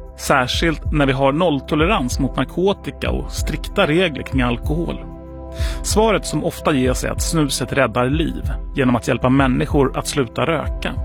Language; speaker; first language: Swedish; native; Swedish